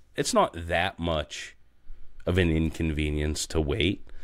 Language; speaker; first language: English; native; English